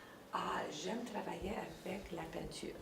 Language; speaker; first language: French; non-native, local second language; English